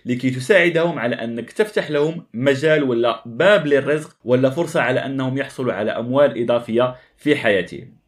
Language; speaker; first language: Arabic; native; Arabic